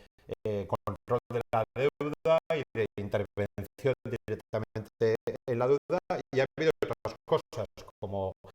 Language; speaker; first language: Spanish; native; Spanish